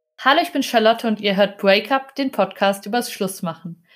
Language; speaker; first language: German; native; German